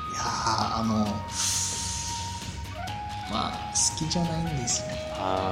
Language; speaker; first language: Japanese; non-native, learner; Bulgarian